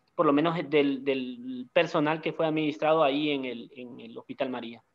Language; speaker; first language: Spanish; native; Spanish